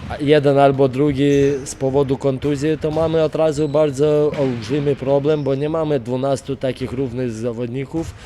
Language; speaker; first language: Polish; non-native, fluent; Lithuanian